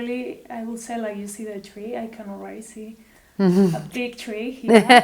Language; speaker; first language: English; non-native, fluent; Spanish